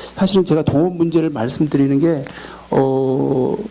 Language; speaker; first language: Korean; native; Korean